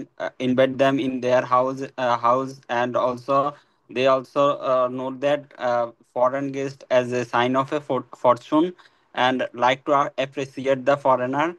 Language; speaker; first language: English; non-native, learner; Bangla